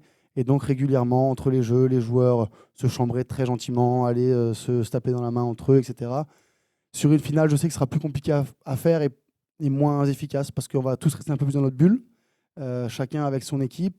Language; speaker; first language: French; native; French